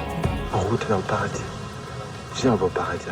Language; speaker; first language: French; native; French